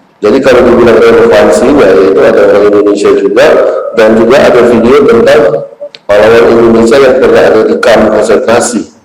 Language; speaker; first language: Indonesian; native; Indonesian